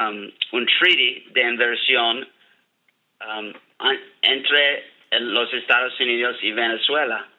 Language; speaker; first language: Spanish; non-native, learner; English